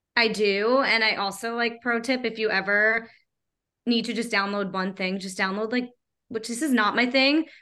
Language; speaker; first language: English; native; English